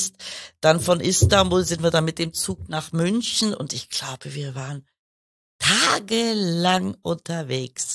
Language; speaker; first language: German; early bilingual, other home language; Kurdish